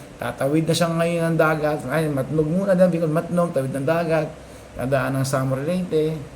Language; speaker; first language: Filipino; native; Filipino